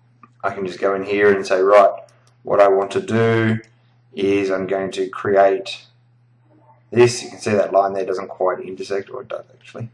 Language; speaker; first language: English; native; English